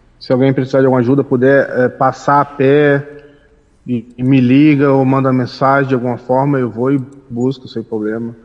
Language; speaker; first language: Portuguese; native; Portuguese